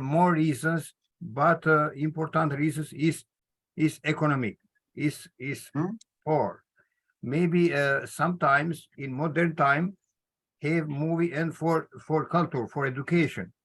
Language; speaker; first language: English; non-native, learner; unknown